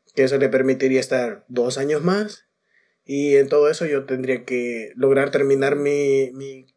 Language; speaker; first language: Spanish; native; Spanish